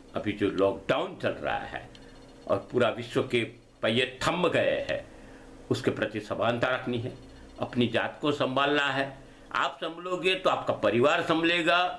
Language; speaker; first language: Hindi; non-native, local second language; Gujarati